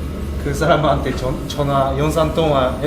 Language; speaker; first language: Korean; non-native, fluent; Japanese